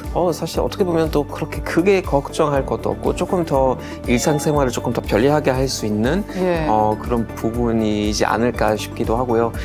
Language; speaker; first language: Korean; non-native, fluent; German